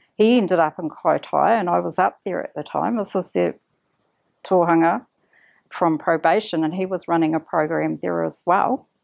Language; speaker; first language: English; native; English